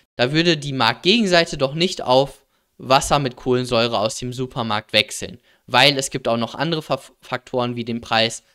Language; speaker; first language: German; native; German